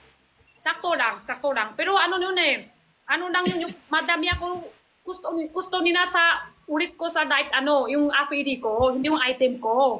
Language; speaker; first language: Filipino; non-native, learner; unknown